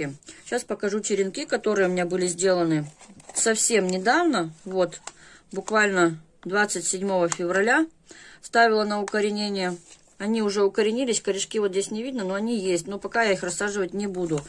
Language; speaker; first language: Russian; native; Russian